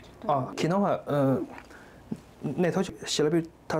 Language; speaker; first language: Japanese; non-native, learner; Chinese